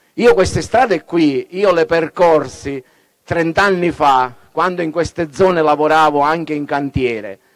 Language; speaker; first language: Italian; native; Italian